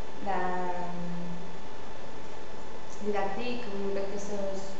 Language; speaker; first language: French; non-native, learner; Spanish